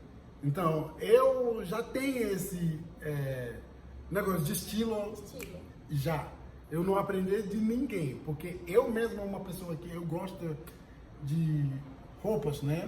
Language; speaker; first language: Portuguese; non-native, fluent; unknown